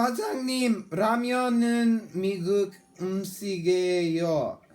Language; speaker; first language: Korean; non-native, learner; English